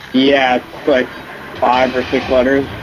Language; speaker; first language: English; native; English